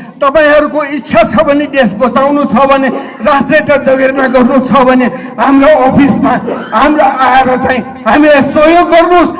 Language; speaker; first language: Nepali; non-native, local second language; Newari